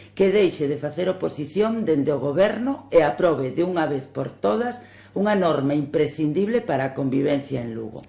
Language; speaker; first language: Galician; native; Galician